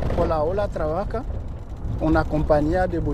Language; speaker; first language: Spanish; non-native, learner; Haitian Creole